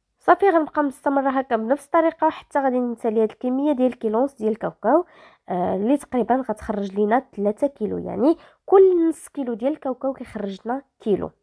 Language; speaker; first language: Arabic; native; Arabic